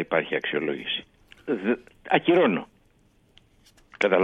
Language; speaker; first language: Greek; native; Greek